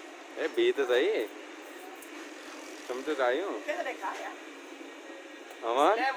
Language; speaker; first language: Hindi; non-native, local second language; Sindhi